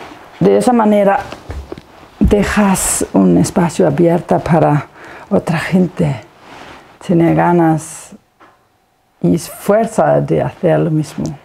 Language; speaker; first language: Spanish; non-native, fluent; Danish